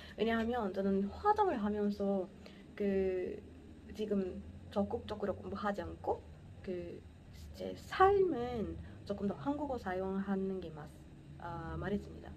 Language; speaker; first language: Korean; non-native, learner; Portuguese